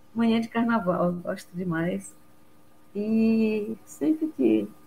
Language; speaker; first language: Portuguese; native; Portuguese